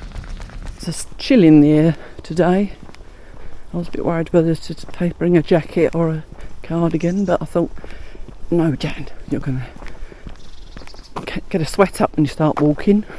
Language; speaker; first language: English; native; English